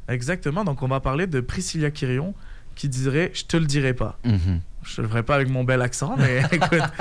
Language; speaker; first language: French; native; French